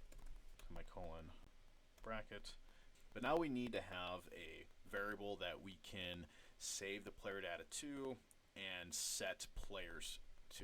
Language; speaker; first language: English; native; English